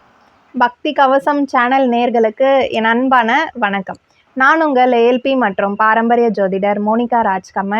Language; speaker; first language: Tamil; native; Tamil